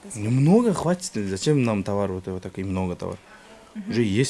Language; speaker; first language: Russian; non-native, local second language; Kyrgyz